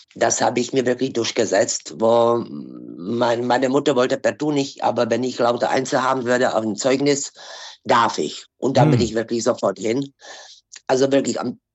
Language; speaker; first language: German; non-native, fluent; Czech